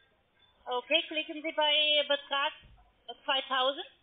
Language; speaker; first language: German; non-native, learner; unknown